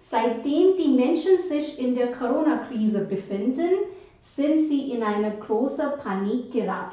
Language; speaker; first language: German; non-native, fluent; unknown